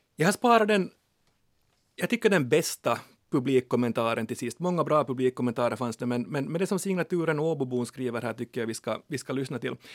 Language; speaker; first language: Swedish; native; Swedish